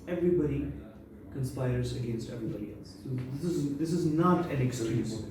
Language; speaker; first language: English; non-native, local second language; Urdu